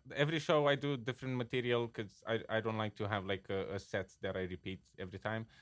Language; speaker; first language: English; non-native, fluent; Romanian